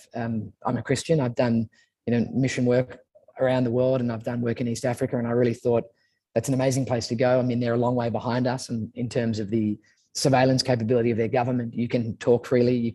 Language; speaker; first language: English; native; English